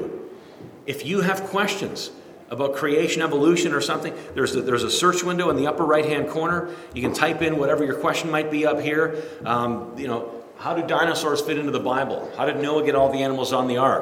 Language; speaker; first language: English; native; English